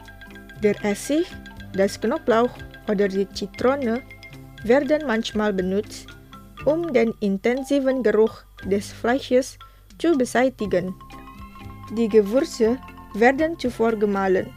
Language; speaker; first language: German; non-native, fluent; Indonesian